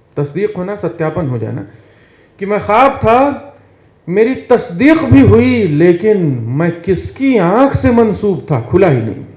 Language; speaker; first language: Hindi; native; Hindi